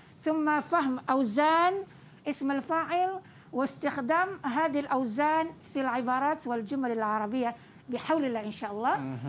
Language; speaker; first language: Arabic; non-native, fluent; Malay